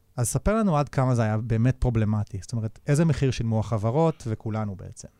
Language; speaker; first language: Hebrew; native; Hebrew